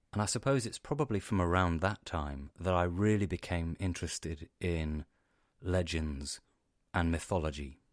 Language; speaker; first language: English; native; English